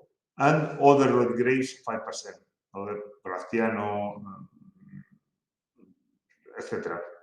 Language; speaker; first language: English; non-native, fluent; Spanish